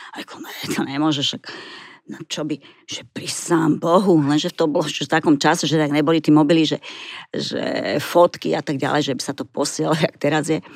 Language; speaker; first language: Slovak; native; Slovak